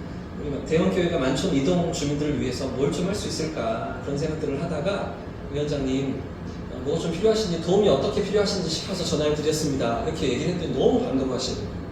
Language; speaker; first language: Korean; native; Korean